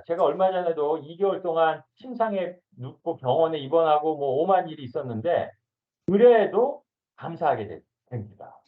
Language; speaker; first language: Korean; native; Korean